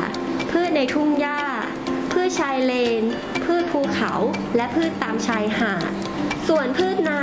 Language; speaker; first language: Thai; native; Thai